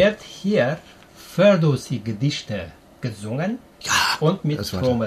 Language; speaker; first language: German; non-native, learner; Persian